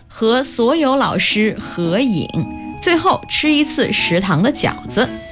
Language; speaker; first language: Chinese; native; Chinese